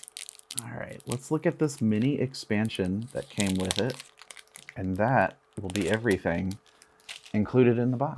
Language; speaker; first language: English; native; English